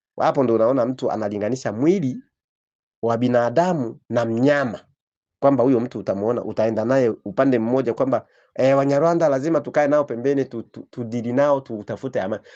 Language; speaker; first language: Swahili; native; Swahili